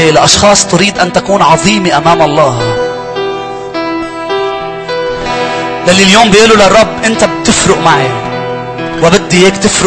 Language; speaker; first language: Arabic; native; Arabic